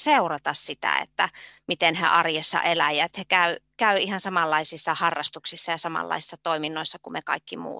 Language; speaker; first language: Finnish; native; Finnish